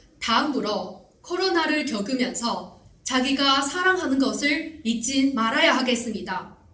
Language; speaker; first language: Korean; non-native, fluent; Chinese